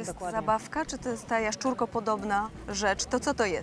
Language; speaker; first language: Polish; native; Polish